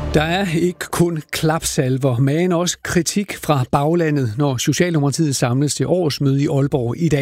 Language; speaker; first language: Danish; native; Danish